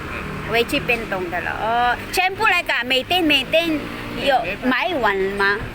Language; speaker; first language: Chinese; non-native, learner; Filipino